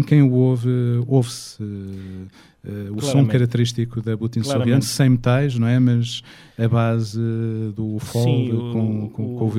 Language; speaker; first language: Portuguese; native; Portuguese